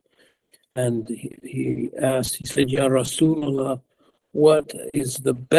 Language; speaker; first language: English; native; English